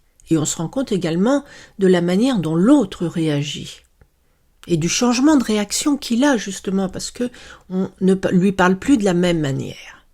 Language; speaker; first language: French; native; French